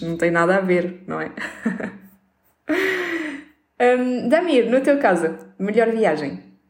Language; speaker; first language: Portuguese; native; Portuguese